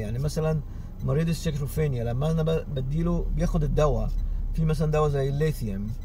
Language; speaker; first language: Arabic; native; Arabic